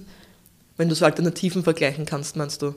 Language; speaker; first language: German; native; German